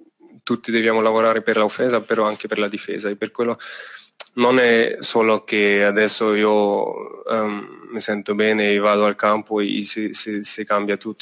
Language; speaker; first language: Italian; non-native, fluent; German